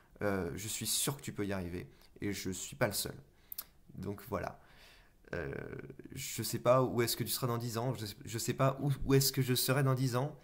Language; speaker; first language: French; native; French